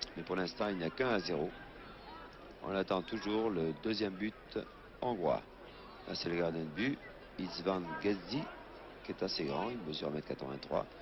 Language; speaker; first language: French; native; French